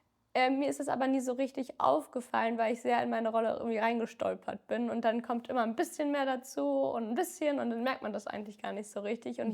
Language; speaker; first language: German; native; German